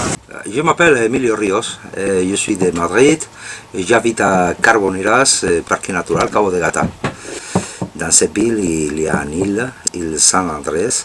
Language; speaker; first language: French; non-native, learner; Spanish